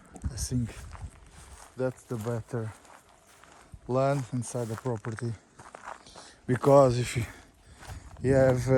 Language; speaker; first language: English; non-native, learner; Portuguese